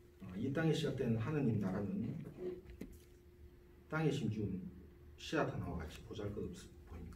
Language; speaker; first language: Korean; native; Korean